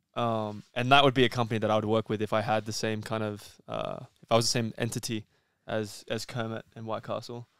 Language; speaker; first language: English; native; English